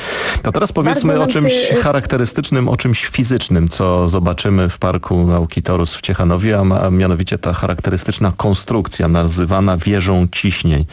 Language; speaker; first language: Polish; native; Polish